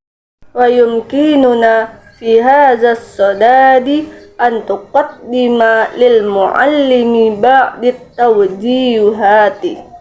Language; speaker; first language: Arabic; non-native, learner; Indonesian